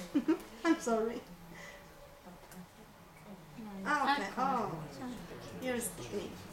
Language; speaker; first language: English; non-native, fluent; Italian